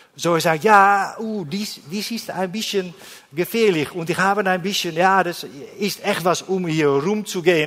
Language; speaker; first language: German; non-native, learner; Dutch